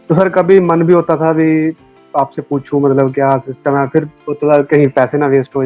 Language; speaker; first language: Hindi; native; Hindi